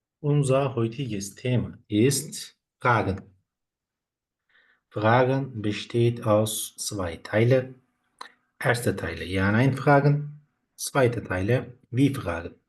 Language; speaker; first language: German; non-native, fluent; Turkish